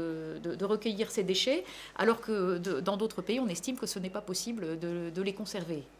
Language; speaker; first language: French; native; French